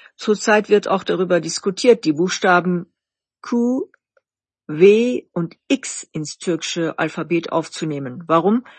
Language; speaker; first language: German; non-native, fluent; Turkish